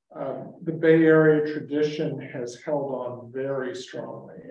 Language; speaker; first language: English; native; English